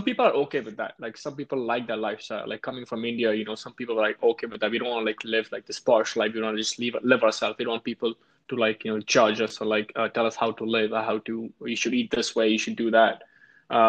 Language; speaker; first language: English; non-native, local second language; Hindi